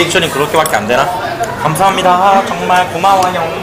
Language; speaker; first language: Korean; native; Korean